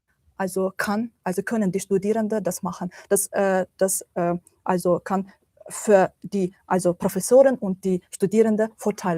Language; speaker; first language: German; non-native, learner; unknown